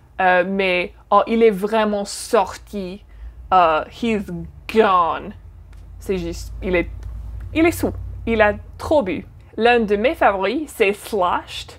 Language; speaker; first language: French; non-native, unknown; English